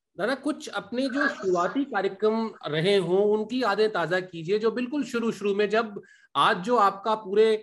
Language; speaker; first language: Hindi; native; Hindi